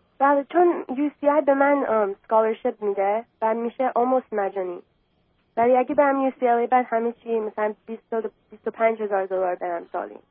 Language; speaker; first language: Persian; early bilingual, heritage; Persian